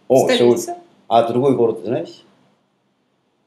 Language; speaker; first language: Russian; non-native, learner; Korean